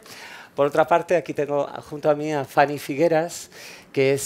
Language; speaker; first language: Spanish; native; Spanish